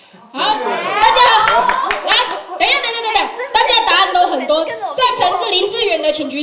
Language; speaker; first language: Chinese; native; Chinese